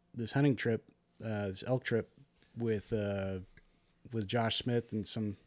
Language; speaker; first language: English; native; English